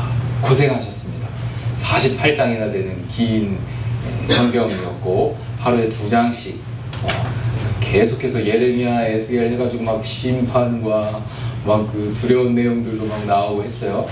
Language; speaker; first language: Korean; native; Korean